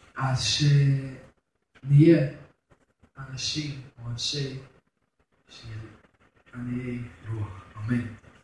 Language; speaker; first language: Hebrew; non-native, fluent; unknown